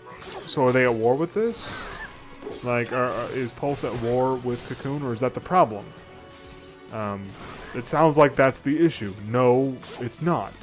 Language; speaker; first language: English; native; English